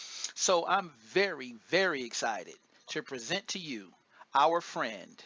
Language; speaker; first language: English; native; English